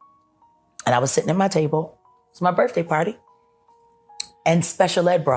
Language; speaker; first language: English; native; English